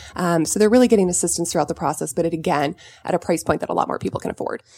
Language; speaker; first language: English; native; English